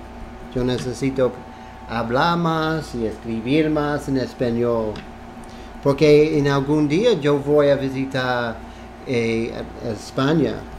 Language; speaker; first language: Spanish; non-native, learner; English